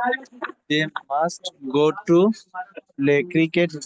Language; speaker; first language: English; non-native, learner; Bangla